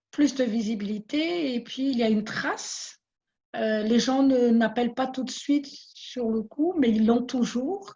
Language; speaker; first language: French; non-native, local second language; Malagasy